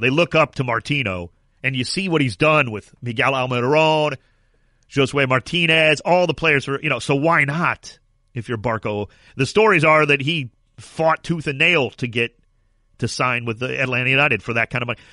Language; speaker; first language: English; native; English